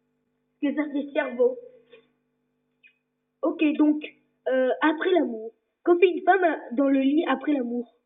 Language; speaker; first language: French; native; French